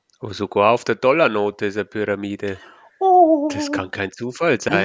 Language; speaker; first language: German; native; German